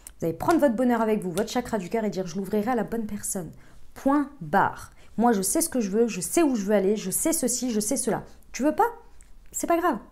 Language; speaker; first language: French; native; French